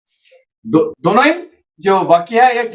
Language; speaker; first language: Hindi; non-native, local second language; Bangla